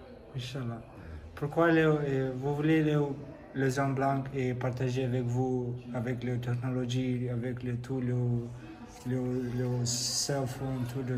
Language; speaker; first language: French; non-native, learner; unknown